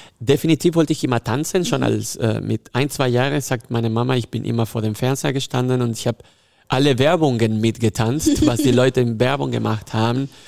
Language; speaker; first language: German; non-native, fluent; Spanish